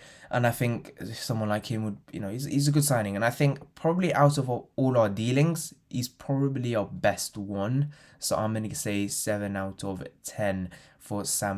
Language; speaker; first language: English; native; English